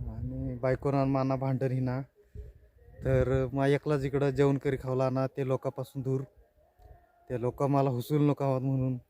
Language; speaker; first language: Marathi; non-native, local second language; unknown